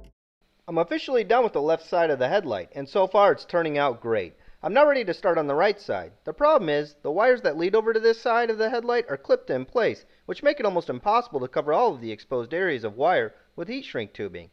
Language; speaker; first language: English; native; English